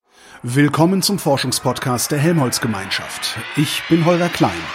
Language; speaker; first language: German; native; German